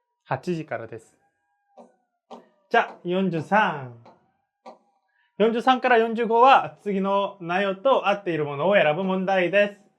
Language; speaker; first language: Japanese; non-native, fluent; Korean